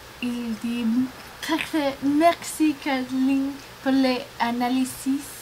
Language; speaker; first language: French; non-native, learner; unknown